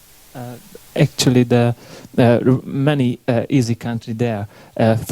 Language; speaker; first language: English; non-native, learner; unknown